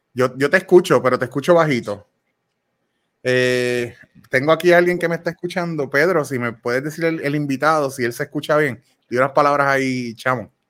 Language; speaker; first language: Spanish; native; Spanish